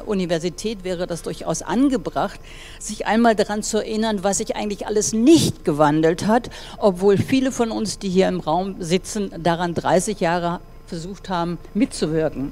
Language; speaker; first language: German; native; German